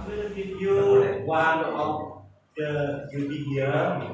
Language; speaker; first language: English; non-native, learner; Indonesian